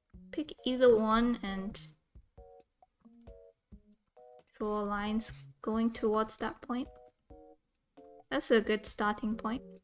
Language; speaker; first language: English; non-native, local second language; Cantonese